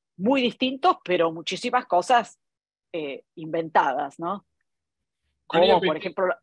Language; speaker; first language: Spanish; non-native, local second language; Italian